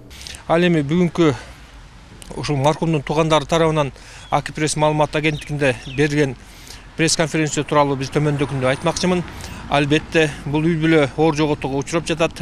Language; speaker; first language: Kyrgyz; native; Kyrgyz